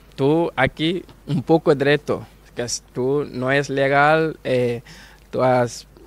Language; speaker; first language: Spanish; non-native, learner; Wolof